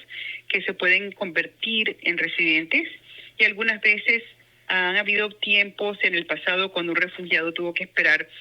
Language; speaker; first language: Spanish; non-native, local second language; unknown